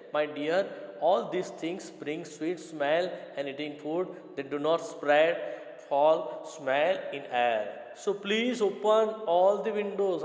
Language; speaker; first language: English; non-native, local second language; Gujarati